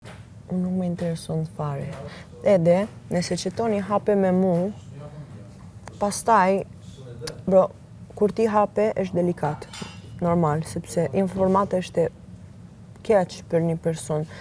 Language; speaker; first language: Albanian; early bilingual, heritage; Albanian